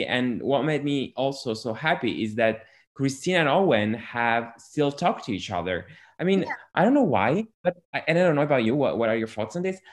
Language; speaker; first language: English; non-native, fluent; Italian